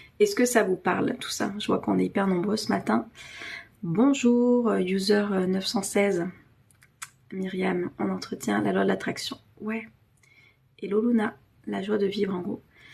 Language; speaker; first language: French; native; French